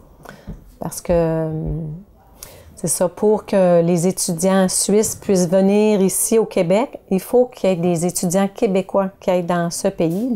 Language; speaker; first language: French; native; French